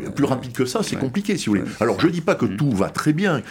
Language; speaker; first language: French; native; French